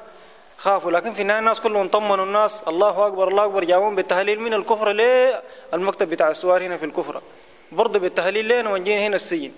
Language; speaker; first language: Arabic; native; Arabic